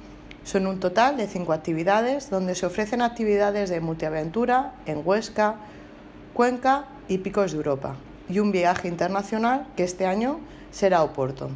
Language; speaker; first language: Spanish; native; Spanish